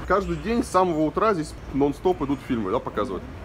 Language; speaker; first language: Russian; native; Russian